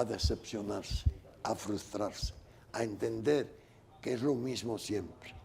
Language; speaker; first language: Spanish; native; Spanish